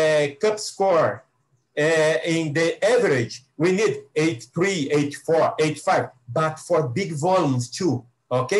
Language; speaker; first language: English; non-native, learner; Portuguese